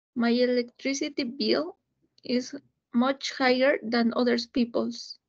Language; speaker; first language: English; non-native, learner; Spanish